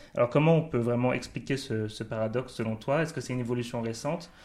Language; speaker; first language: French; native; French